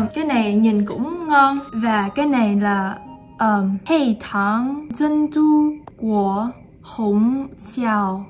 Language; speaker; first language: Vietnamese; early bilingual, other home language; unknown